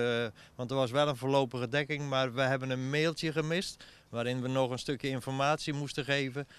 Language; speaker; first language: Dutch; native; Dutch